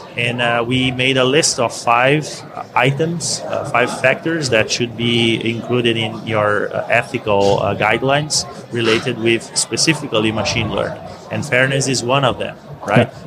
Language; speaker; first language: English; non-native, fluent; Portuguese